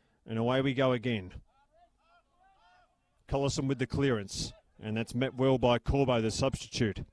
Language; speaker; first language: English; native; English